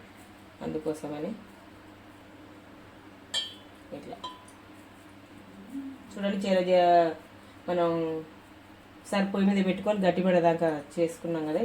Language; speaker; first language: Telugu; native; Telugu